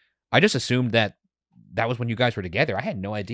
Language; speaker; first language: English; native; English